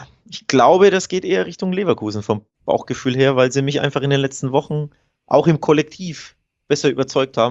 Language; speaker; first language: German; native; German